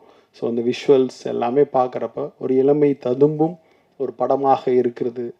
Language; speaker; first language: Tamil; native; Tamil